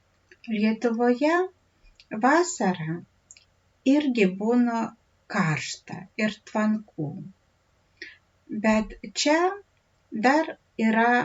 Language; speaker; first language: Lithuanian; non-native, fluent; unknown